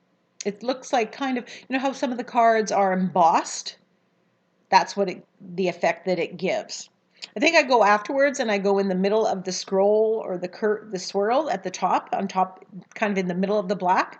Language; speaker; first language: English; native; English